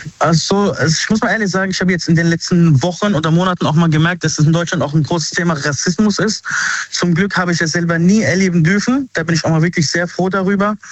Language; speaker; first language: German; early bilingual, other home language; Arabic